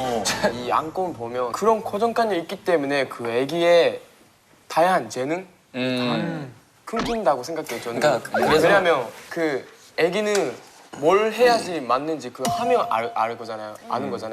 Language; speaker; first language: Korean; non-native, fluent; Arabic